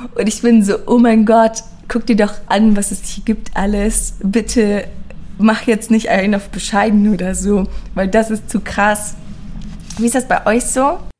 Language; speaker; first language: German; early bilingual, other home language; Persian